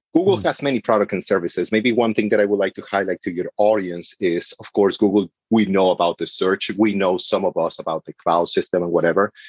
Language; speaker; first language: English; non-native, fluent; Spanish